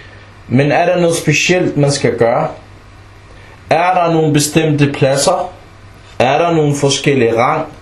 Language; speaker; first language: Danish; early bilingual, other home language; Arabic